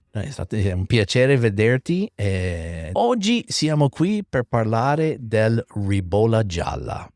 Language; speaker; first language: Italian; non-native, fluent; English